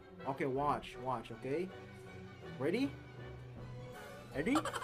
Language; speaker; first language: English; non-native, fluent; Indonesian